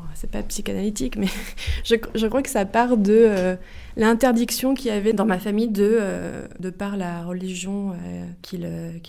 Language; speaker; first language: French; native; French